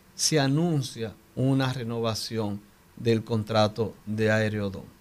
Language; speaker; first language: Spanish; native; Spanish